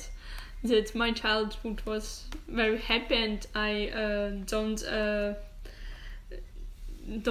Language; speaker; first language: English; non-native, learner; Ukrainian